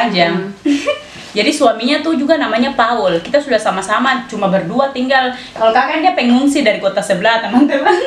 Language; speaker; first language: Indonesian; native; Indonesian